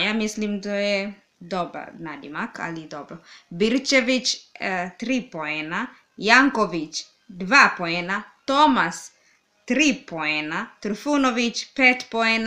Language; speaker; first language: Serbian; non-native, learner; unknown